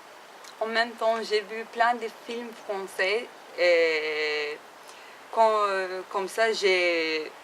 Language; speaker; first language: French; non-native, learner; Turkish